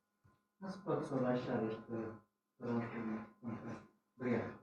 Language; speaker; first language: Portuguese; native; Portuguese